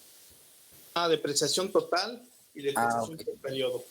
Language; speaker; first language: Spanish; native; Spanish